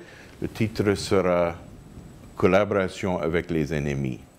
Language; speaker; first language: French; non-native, fluent; English